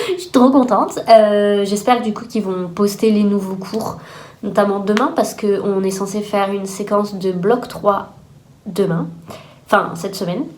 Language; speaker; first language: French; native; French